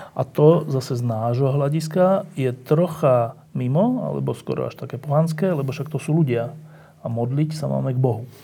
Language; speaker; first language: Slovak; native; Slovak